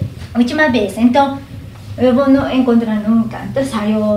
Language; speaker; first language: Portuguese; non-native, learner; Japanese